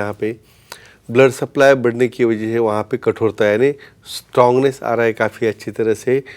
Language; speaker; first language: Hindi; non-native, local second language; Marathi